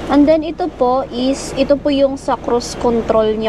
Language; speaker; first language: Filipino; non-native, local second language; Hiligaynon